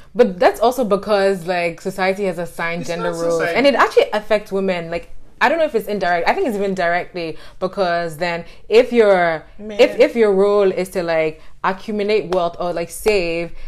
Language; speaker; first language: English; non-native, local second language; Akan